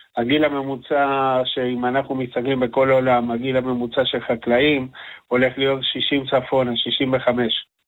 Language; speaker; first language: Hebrew; non-native, fluent; Spanish